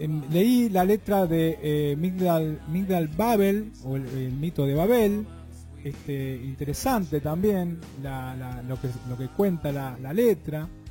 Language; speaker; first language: Spanish; native; Spanish